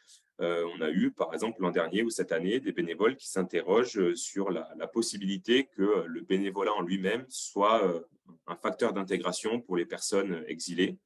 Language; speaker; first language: French; native; French